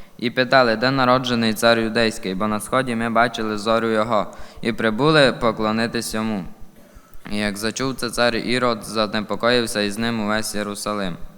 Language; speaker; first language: Ukrainian; native; Ukrainian